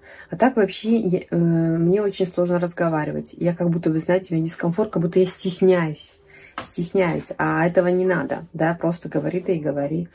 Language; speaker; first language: Russian; native; Russian